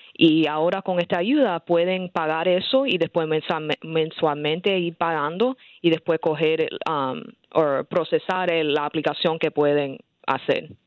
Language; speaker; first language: Spanish; early bilingual, heritage; Spanish